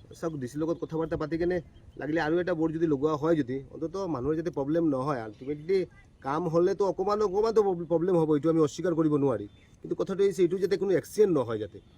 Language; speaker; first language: Assamese; non-native, local second language; Bangla